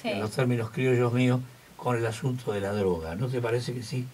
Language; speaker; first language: Spanish; native; Spanish